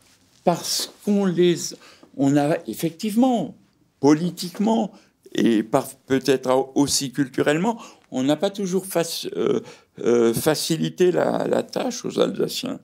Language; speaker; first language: French; native; French